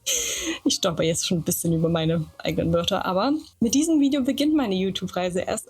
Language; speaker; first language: German; native; German